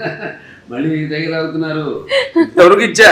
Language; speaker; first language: Telugu; native; Telugu